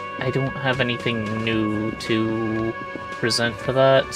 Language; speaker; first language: English; native; English